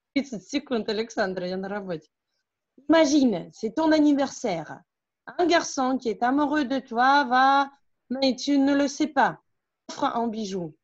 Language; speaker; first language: French; non-native, fluent; Russian